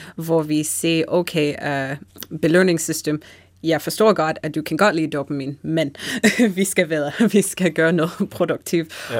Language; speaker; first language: Danish; non-native, fluent; English